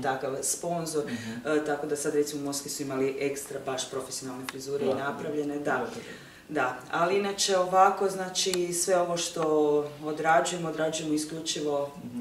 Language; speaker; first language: Croatian; native; Croatian